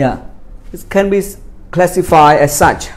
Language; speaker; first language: English; non-native, fluent; Khmer